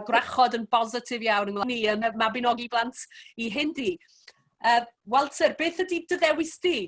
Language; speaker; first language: Welsh; native; Welsh